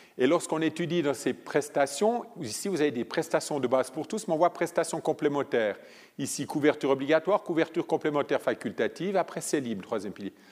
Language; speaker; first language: French; early bilingual, other home language; Italian